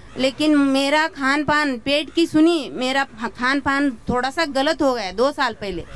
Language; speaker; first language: Hindi; non-native, local second language; Kannada